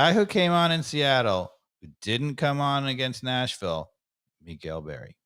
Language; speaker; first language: English; native; English